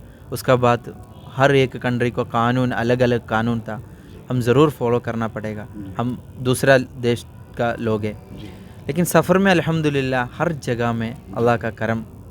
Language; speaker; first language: Hindi; non-native, local second language; Malayalam